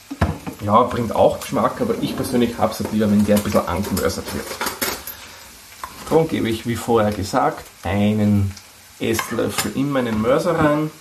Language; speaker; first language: German; native; German